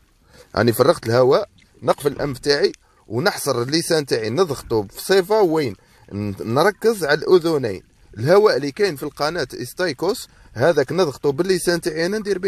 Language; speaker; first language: Arabic; native; Arabic